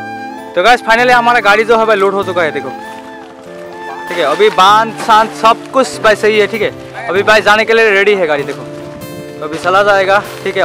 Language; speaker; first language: Hindi; non-native, local second language; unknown